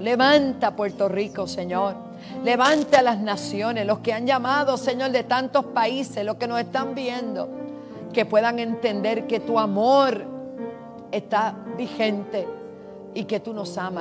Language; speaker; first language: Spanish; native; Spanish